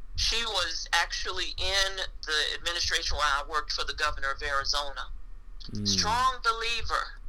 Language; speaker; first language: English; native; English